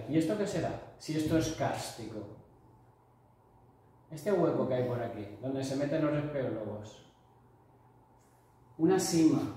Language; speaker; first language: Spanish; native; Spanish